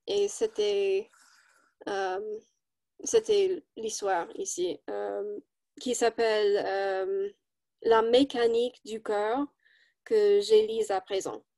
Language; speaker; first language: French; non-native, learner; English